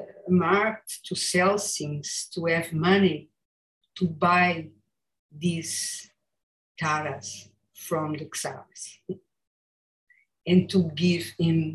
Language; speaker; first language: English; non-native, learner; Portuguese